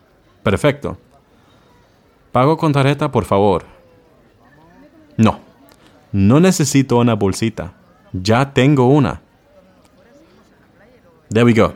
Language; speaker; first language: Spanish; non-native, learner; English